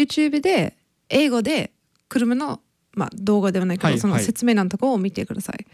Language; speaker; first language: Japanese; non-native, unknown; English